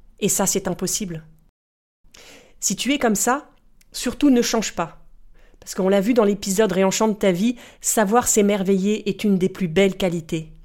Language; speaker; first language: French; native; French